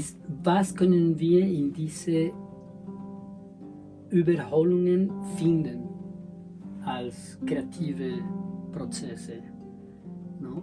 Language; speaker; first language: German; non-native, learner; Spanish